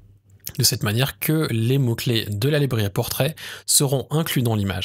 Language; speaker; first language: French; native; French